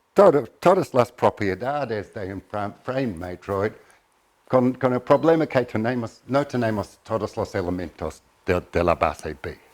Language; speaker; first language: Spanish; non-native, fluent; English